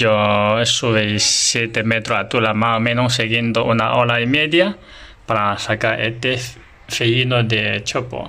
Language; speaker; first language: Spanish; non-native, learner; Chinese